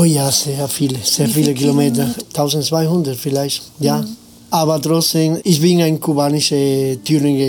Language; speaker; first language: German; non-native, fluent; Spanish